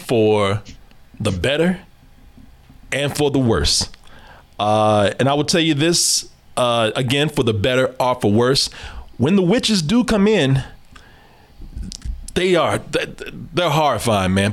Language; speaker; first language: English; native; English